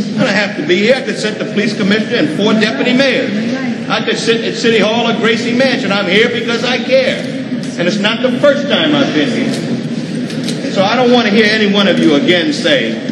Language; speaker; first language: English; native; English